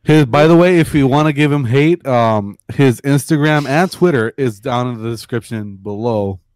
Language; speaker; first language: English; non-native, local second language; Spanish